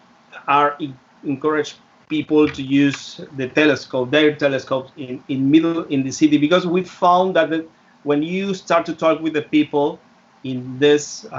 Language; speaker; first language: English; non-native, fluent; Spanish